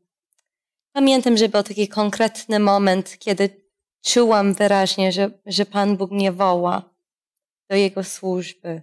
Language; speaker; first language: Polish; non-native, fluent; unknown